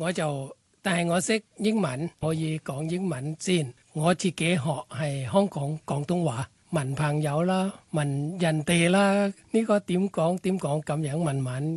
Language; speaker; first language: Cantonese; non-native, learner; Thai